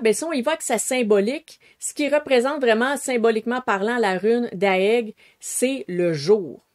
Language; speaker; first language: French; native; French